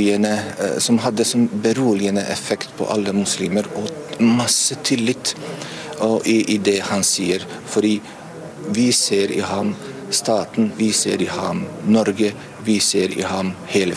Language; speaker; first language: Norwegian; non-native, fluent; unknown